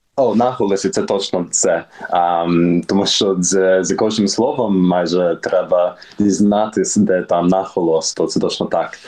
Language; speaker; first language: Ukrainian; non-native, learner; English